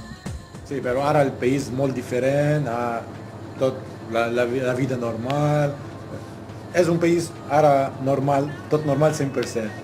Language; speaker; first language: Catalan; non-native, learner; Arabic